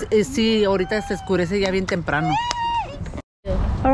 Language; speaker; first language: Spanish; early bilingual, heritage; Spanish